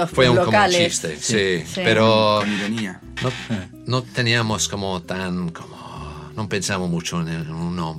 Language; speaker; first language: Spanish; non-native, learner; English